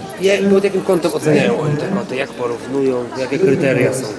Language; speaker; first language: Polish; native; Polish